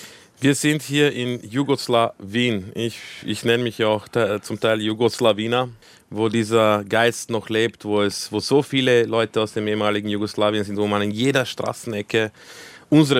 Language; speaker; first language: German; early bilingual, other home language; Croatian